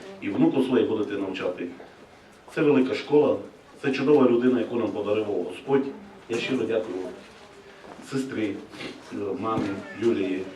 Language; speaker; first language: Ukrainian; native; Ukrainian